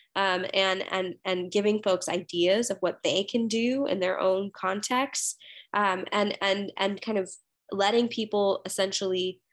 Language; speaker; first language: English; native; English